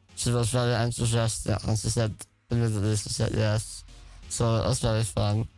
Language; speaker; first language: English; non-native, fluent; Dutch